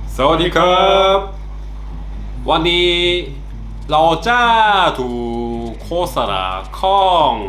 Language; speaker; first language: Thai; non-native, learner; Korean